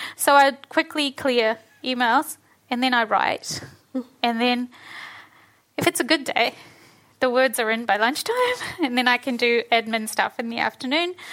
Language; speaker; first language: English; native; English